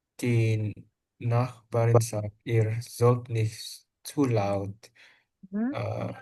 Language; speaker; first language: German; non-native, learner; Indonesian